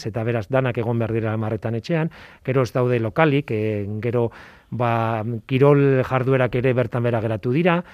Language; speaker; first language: Basque; non-native, local second language; Spanish